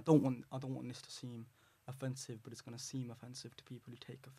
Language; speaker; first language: English; native; English